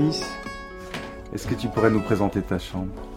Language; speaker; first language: French; native; French